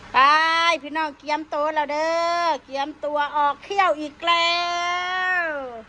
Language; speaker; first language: Thai; native; Thai